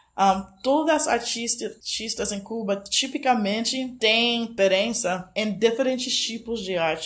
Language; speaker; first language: Portuguese; non-native, fluent; English